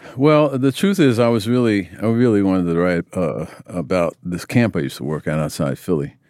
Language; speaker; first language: English; native; English